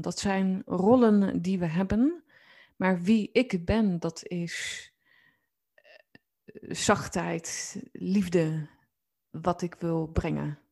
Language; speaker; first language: Dutch; native; Dutch